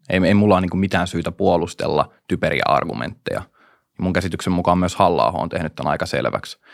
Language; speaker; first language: Finnish; native; Finnish